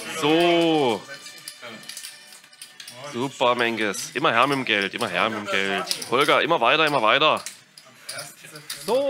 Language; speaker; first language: German; native; German